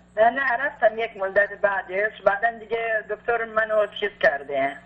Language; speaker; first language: Persian; non-native, fluent; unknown